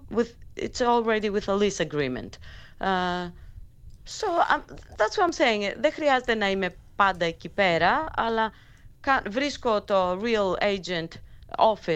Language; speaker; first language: English; non-native, fluent; Greek